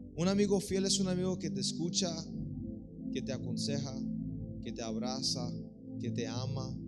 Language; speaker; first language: Spanish; native; Spanish